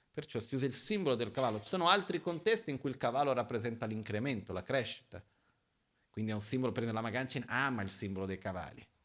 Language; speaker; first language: Italian; non-native, fluent; Portuguese